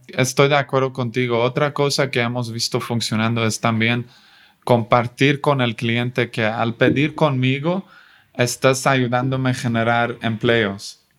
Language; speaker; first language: Spanish; non-native, fluent; Swedish